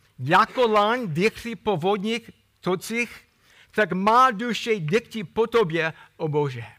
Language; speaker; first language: Czech; non-native, fluent; English